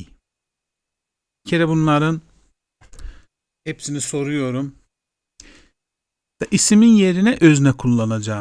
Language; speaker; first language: Turkish; non-native, fluent; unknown